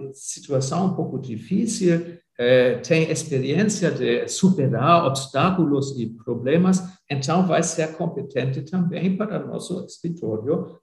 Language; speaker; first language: Portuguese; non-native, fluent; German